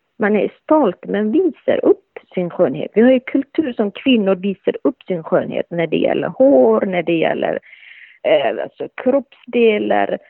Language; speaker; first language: Swedish; non-native, fluent; Somali